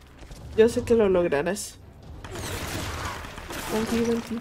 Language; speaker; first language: Spanish; native; Spanish